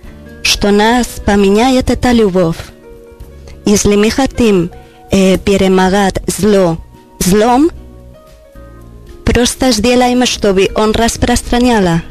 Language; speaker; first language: Russian; non-native, learner; Spanish